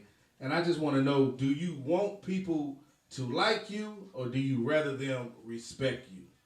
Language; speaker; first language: English; native; English